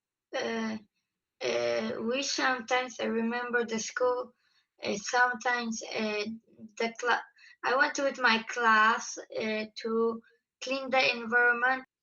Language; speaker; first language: English; non-native, fluent; Polish